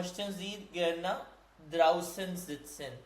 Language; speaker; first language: German; non-native, learner; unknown